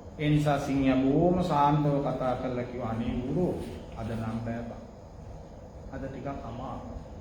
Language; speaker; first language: Sinhala; native; Sinhala